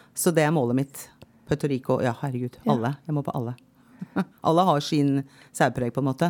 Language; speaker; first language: Norwegian; non-native, fluent; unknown